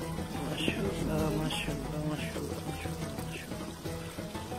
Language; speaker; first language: Arabic; non-native, learner; Bangla